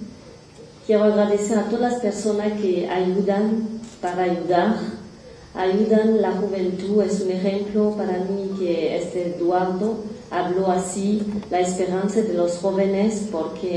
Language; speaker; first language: Spanish; non-native, fluent; French